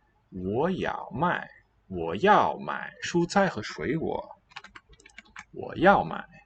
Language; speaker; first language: Chinese; non-native, learner; English